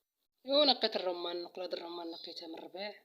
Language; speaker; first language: Arabic; native; Arabic